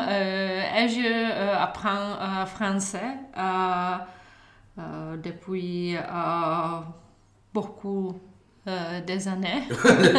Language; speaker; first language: French; non-native, learner; Czech